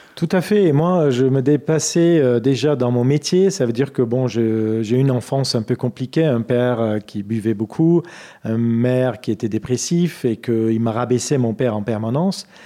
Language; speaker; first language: French; non-native, fluent; Armenian